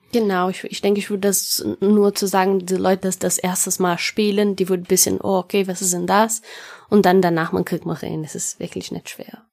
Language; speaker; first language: German; non-native, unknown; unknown